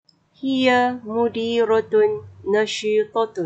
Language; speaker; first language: Arabic; non-native, learner; Malay